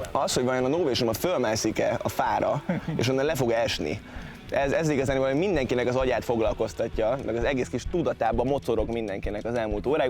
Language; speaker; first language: Hungarian; native; Hungarian